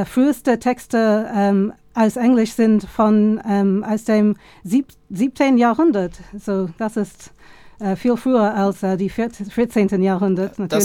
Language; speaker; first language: German; non-native, fluent; English